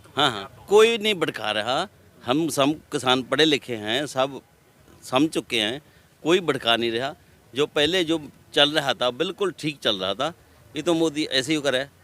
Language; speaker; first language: Hindi; non-native, local second language; Punjabi